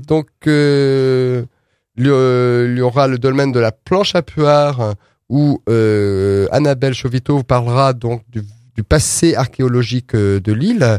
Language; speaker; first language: French; native; French